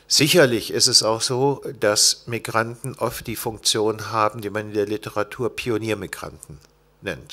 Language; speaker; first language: German; native; German